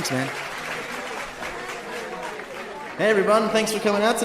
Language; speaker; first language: English; native; English